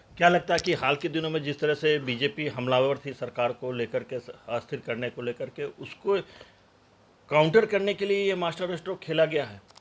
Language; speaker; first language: Hindi; native; Hindi